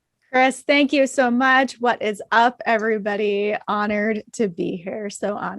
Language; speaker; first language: English; native; English